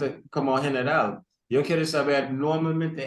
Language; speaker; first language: Spanish; early bilingual, heritage; Spanish